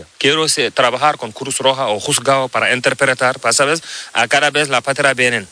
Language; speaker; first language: Spanish; non-native, learner; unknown